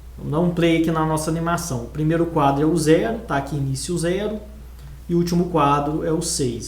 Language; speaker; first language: Portuguese; native; Portuguese